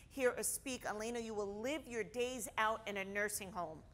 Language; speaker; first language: English; native; English